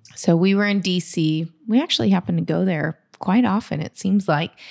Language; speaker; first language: English; early bilingual, other home language; Filipino